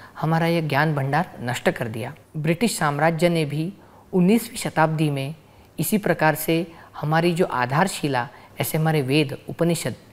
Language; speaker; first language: Hindi; non-native, local second language; Marathi